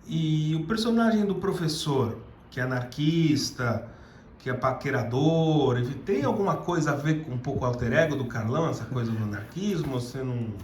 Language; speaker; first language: Portuguese; native; Portuguese